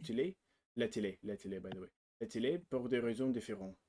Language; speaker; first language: French; non-native, learner; Russian